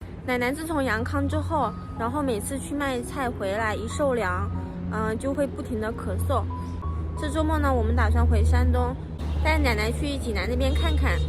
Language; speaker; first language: Chinese; native; Chinese